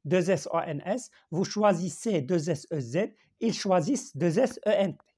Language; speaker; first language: French; non-native, local second language; Arabic